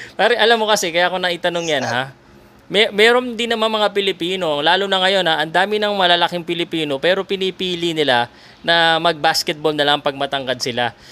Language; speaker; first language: Filipino; native; Filipino